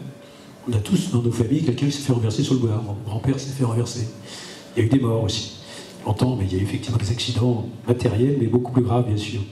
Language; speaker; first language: French; native; French